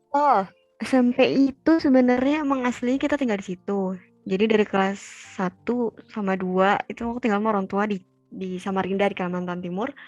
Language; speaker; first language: Indonesian; native; Indonesian